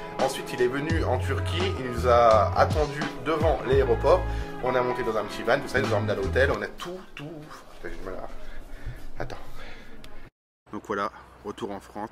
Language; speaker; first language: French; native; French